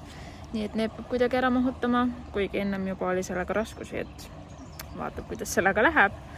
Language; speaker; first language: Estonian; native; Estonian